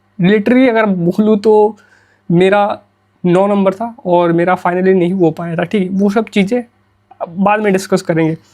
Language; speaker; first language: Hindi; native; Hindi